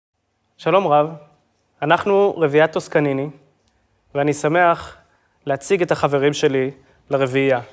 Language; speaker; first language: Hebrew; native; Hebrew